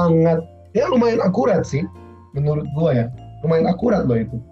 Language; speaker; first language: Indonesian; non-native, local second language; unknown